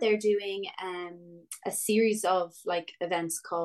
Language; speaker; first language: English; native; English